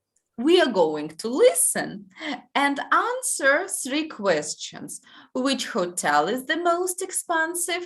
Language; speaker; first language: English; non-native, fluent; Russian